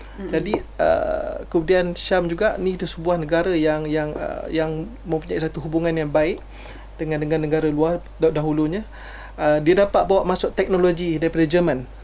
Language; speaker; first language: Malay; native; Malay